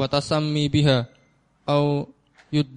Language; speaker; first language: Arabic; non-native, learner; Indonesian